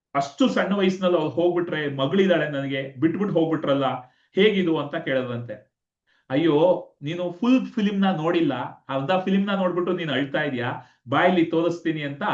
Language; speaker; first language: Kannada; native; Kannada